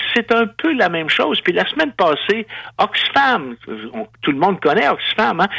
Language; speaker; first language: French; native; French